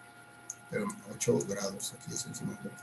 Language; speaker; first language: Spanish; native; Spanish